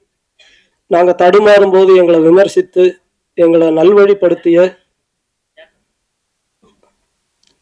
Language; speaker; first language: Tamil; native; Tamil